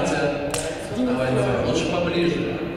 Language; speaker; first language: Russian; native; Russian